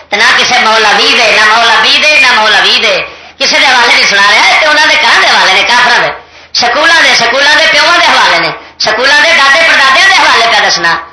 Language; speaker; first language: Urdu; non-native, local second language; Punjabi